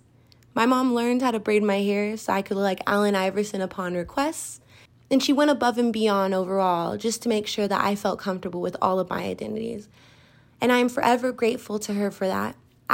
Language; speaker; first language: English; native; English